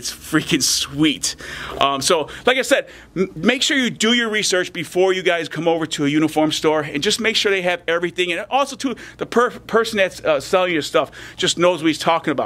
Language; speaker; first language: English; native; English